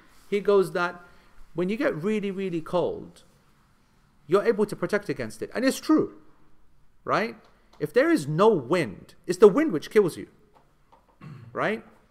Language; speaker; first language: English; native; English